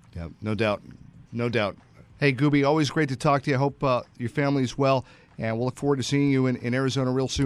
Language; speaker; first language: English; native; English